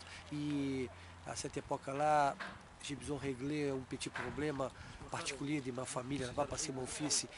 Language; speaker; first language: French; non-native, fluent; Portuguese